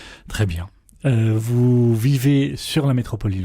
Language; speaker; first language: French; native; French